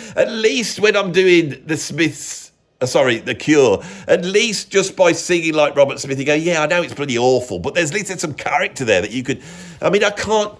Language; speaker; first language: English; native; English